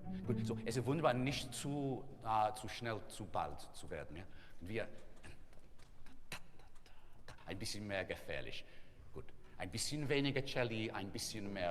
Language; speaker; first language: German; non-native, learner; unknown